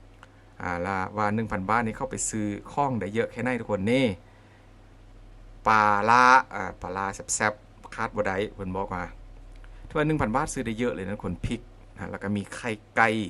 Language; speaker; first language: Thai; non-native, local second language; Northeastern Thai